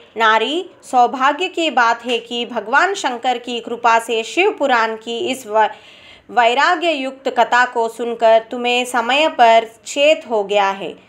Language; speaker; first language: Hindi; non-native, local second language; Telugu